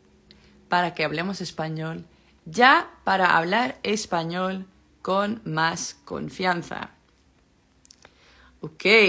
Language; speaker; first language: Spanish; non-native, fluent; Dutch